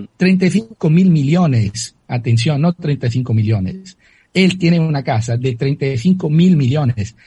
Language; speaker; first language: Spanish; non-native, fluent; Italian